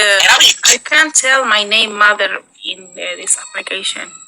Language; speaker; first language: English; non-native, learner; Arabic